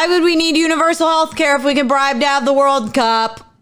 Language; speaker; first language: English; native; English